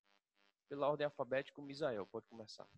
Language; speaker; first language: Portuguese; native; Portuguese